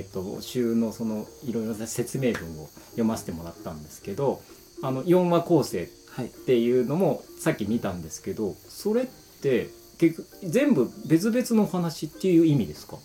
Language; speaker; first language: Japanese; native; Japanese